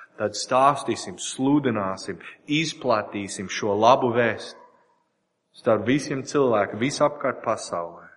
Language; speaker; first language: Latvian; non-native, learner; English